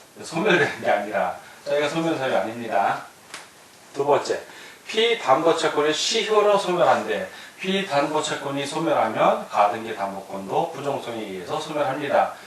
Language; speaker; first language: Korean; native; Korean